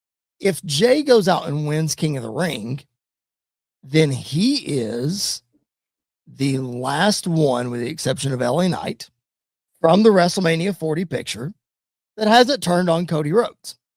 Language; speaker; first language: English; native; English